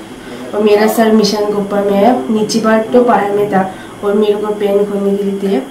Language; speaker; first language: Hindi; non-native, local second language; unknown